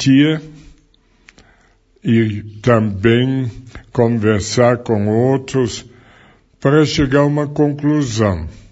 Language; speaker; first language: Portuguese; non-native, fluent; German